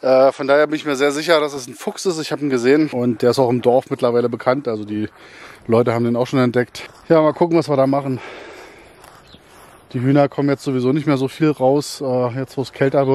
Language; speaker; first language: German; native; German